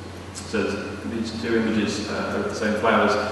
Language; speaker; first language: English; native; English